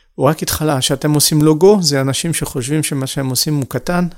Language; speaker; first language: Hebrew; non-native, fluent; French